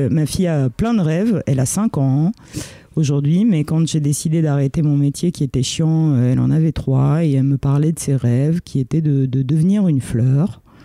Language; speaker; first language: French; early bilingual, other home language; Romanian